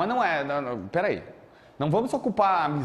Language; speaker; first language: Portuguese; native; Portuguese